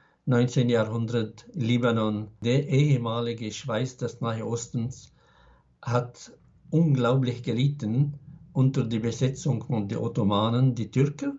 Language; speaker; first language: German; non-native, fluent; Arabic